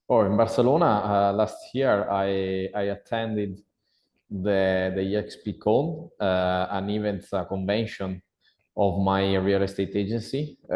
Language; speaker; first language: English; non-native, learner; Italian